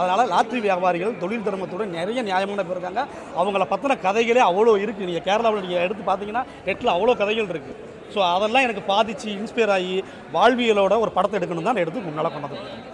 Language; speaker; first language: Tamil; native; Tamil